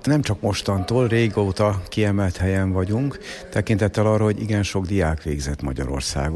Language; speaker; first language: Hungarian; native; Hungarian